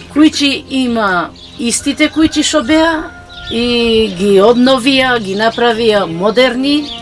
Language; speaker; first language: Macedonian; non-native, fluent; Albanian